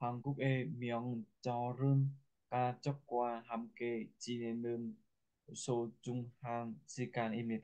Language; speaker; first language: Korean; non-native, learner; Vietnamese